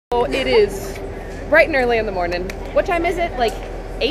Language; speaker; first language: English; native; English